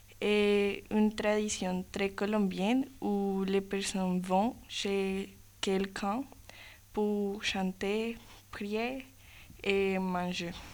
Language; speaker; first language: French; non-native, learner; Spanish